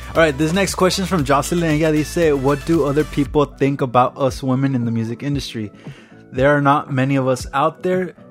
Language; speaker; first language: English; early bilingual, other home language; Spanish